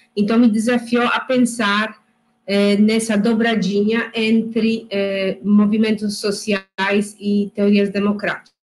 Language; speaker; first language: Portuguese; non-native, fluent; Polish